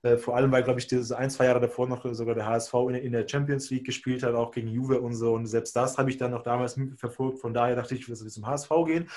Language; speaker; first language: German; non-native, fluent; Hungarian